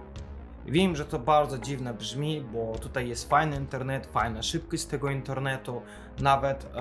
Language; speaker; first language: Polish; non-native, fluent; Azerbaijani